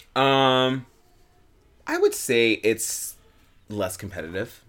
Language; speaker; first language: English; native; English